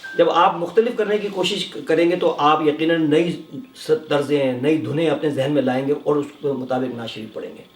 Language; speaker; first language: Urdu; native; Urdu